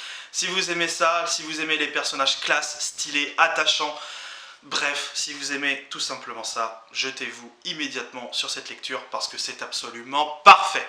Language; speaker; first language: French; native; French